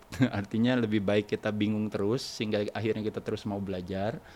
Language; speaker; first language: Indonesian; native; Indonesian